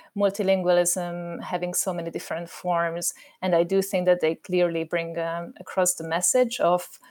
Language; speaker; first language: English; non-native, fluent; Hungarian